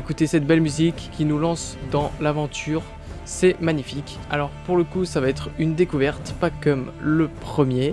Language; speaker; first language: French; native; French